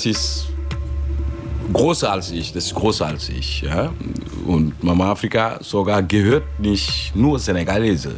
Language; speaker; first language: German; non-native, fluent; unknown